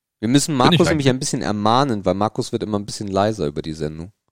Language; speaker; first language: German; native; German